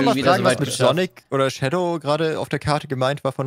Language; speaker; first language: German; native; German